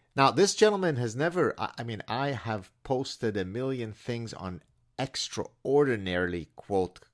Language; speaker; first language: English; non-native, fluent; Arabic